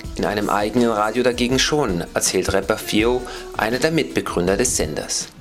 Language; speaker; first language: German; native; German